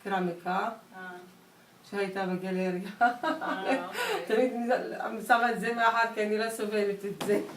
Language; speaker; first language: Hebrew; non-native, local second language; Arabic